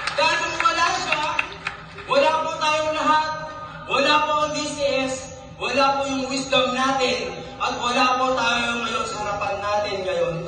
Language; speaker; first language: Filipino; non-native, local second language; Iloko